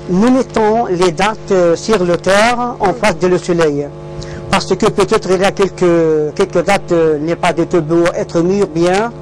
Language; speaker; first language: French; non-native, learner; Arabic